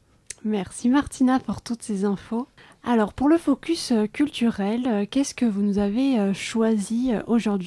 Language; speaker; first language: French; native; French